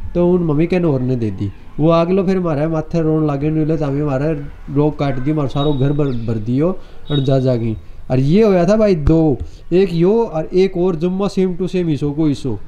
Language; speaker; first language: Hindi; native; Hindi